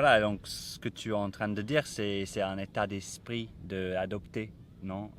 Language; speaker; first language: French; non-native, fluent; English